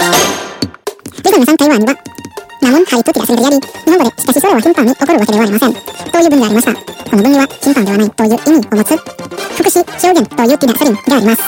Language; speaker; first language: Japanese; non-native, fluent; Indonesian